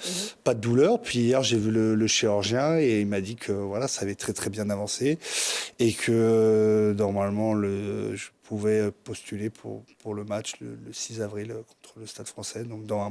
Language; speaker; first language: French; native; French